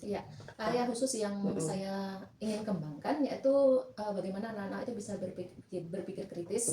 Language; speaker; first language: Indonesian; native; Indonesian